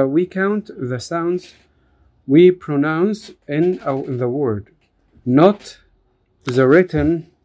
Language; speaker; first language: English; non-native, fluent; Arabic